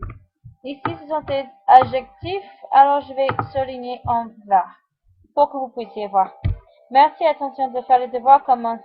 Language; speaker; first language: French; non-native, fluent; English